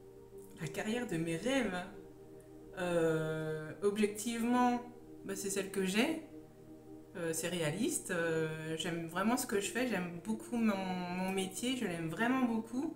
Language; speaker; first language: French; native; French